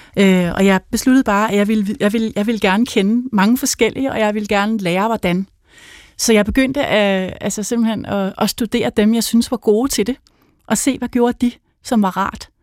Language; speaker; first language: Danish; native; Danish